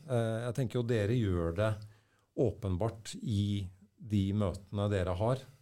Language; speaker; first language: Norwegian; native; Norwegian